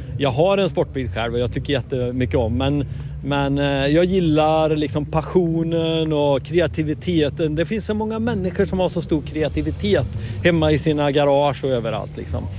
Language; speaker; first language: Swedish; native; Swedish